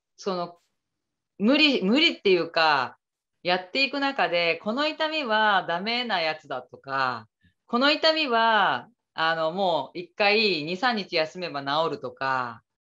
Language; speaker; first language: Japanese; native; Japanese